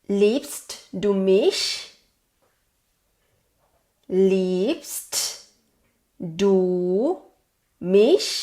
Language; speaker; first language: German; non-native, fluent; Thai